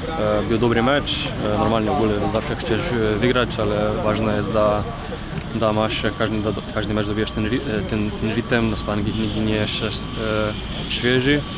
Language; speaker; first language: Polish; non-native, learner; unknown